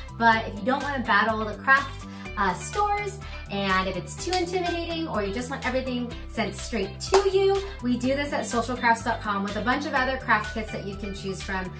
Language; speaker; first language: English; native; English